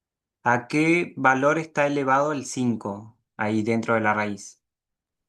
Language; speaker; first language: Spanish; native; Spanish